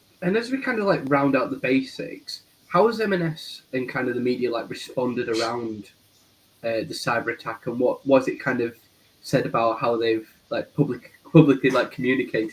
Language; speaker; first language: English; native; English